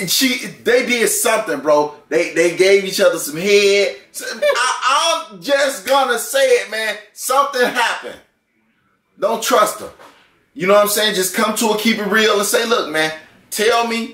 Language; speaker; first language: English; native; English